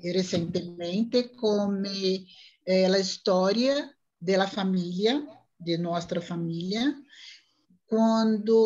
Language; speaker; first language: Italian; non-native, learner; Portuguese